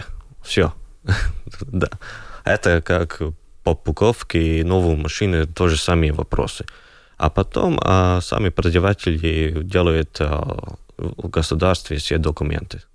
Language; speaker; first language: Russian; non-native, local second language; Latvian